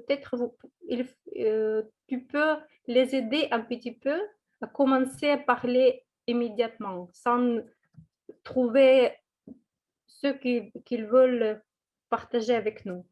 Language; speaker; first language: French; non-native, fluent; Russian